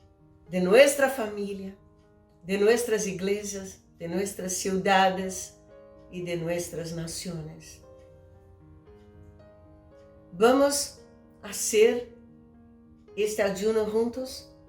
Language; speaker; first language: Spanish; non-native, fluent; Portuguese